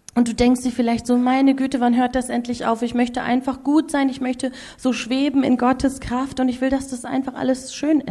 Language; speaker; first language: German; native; German